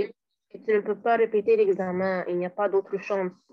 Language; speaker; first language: French; non-native, learner; Arabic